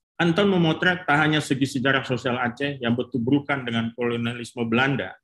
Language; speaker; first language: Indonesian; native; Indonesian